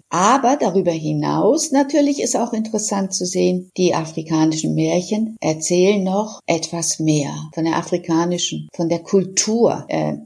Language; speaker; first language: German; early bilingual, other home language; Persian